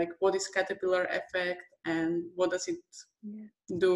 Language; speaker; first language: English; non-native, fluent; Slovak